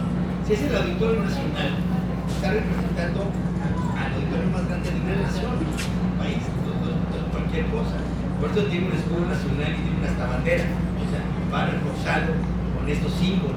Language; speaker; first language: Spanish; native; Spanish